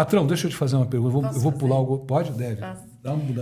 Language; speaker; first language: Portuguese; native; Portuguese